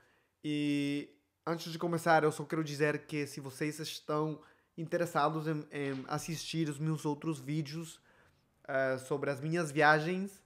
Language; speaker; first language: Portuguese; non-native, fluent; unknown